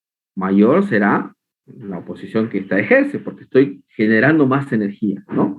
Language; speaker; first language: Spanish; native; Spanish